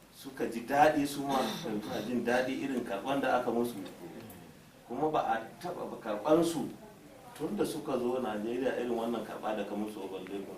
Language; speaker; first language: Hausa; native; Hausa